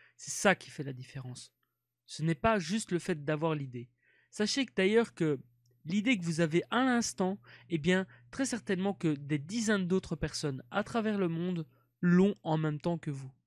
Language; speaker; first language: French; native; French